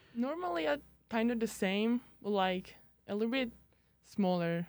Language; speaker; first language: English; non-native, fluent; Spanish